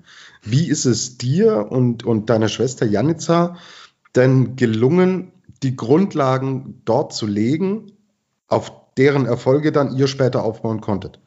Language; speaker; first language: German; native; German